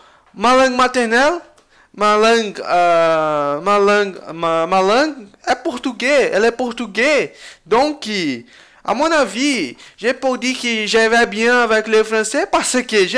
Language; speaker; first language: French; non-native, learner; Portuguese